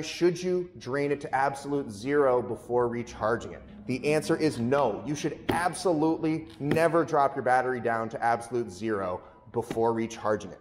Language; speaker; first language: English; native; English